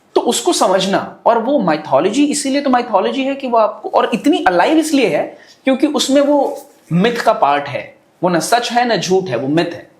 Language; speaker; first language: Hindi; non-native, local second language; Bhojpuri